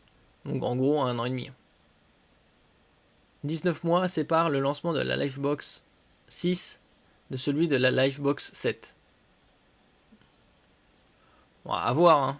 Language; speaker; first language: French; native; French